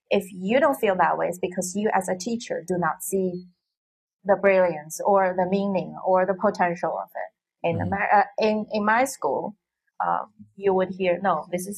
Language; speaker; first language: English; non-native, fluent; Chinese